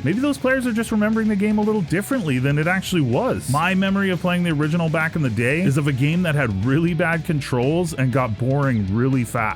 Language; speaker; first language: English; native; English